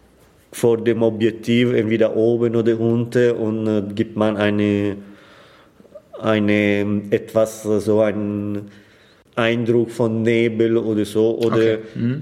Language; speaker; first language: German; non-native, fluent; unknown